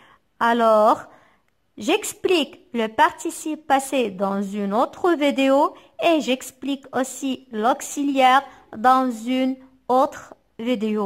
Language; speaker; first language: French; non-native, local second language; Arabic